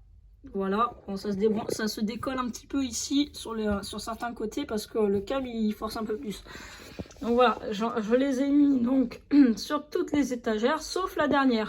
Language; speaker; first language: French; native; French